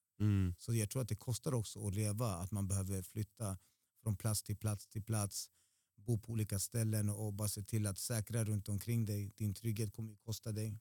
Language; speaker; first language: Swedish; early bilingual, other home language; Spanish